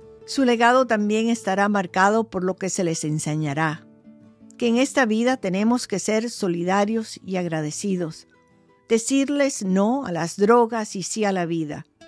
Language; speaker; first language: Spanish; early bilingual, heritage; Spanish